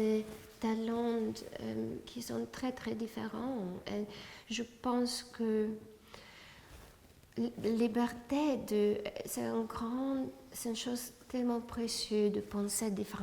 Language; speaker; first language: French; non-native, fluent; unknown